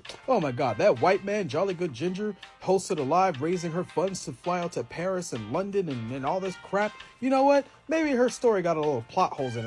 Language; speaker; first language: English; native; English